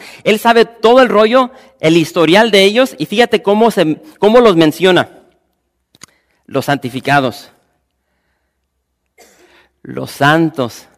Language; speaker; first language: Spanish; native; Spanish